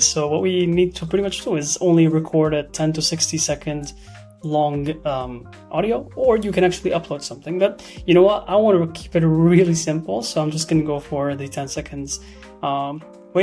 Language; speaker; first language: English; non-native, fluent; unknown